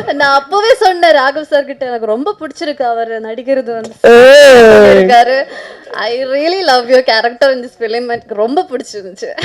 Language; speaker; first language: Tamil; non-native, fluent; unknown